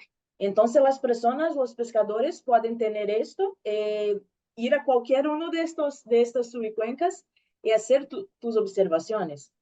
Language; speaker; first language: Spanish; non-native, learner; Portuguese